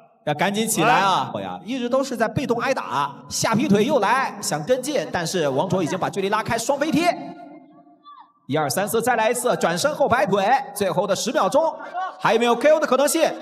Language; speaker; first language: Chinese; native; Chinese